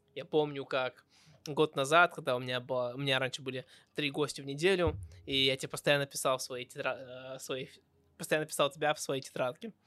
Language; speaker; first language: Russian; early bilingual, heritage; Russian